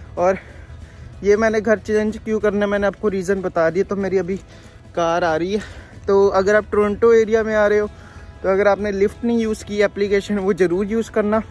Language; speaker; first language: Hindi; native; Hindi